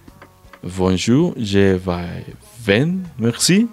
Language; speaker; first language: French; non-native, learner; Spanish